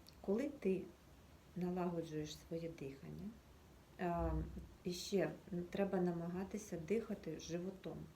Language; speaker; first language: Ukrainian; native; Ukrainian